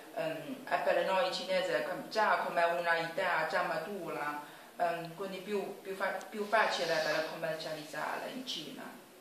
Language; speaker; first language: Italian; non-native, learner; Chinese